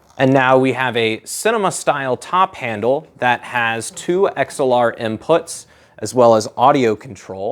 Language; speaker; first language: English; native; English